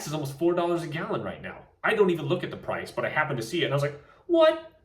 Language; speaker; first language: English; native; English